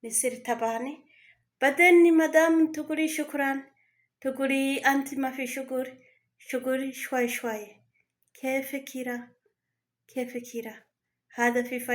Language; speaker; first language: Arabic; non-native, learner; Kinyarwanda